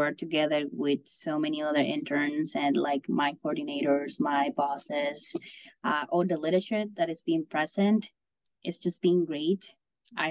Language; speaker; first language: English; non-native, fluent; Spanish